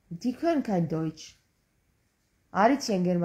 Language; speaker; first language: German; non-native, fluent; Georgian